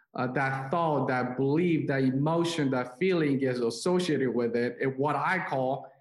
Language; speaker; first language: English; non-native, fluent; Korean